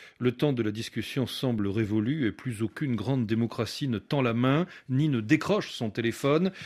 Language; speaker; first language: French; native; French